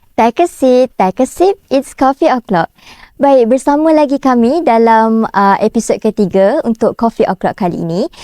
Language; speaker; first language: Malay; native; Malay